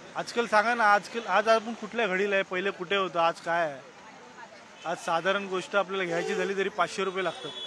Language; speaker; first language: Marathi; native; Marathi